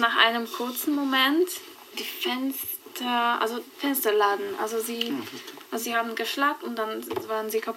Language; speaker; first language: German; non-native, fluent; Polish